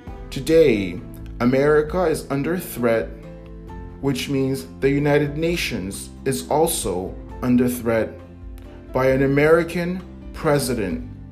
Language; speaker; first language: English; native; English